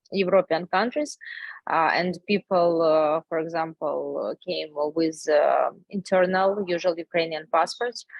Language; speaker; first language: English; non-native, learner; Ukrainian